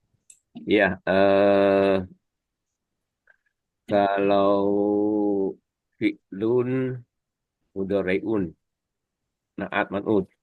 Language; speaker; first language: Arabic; non-native, learner; Indonesian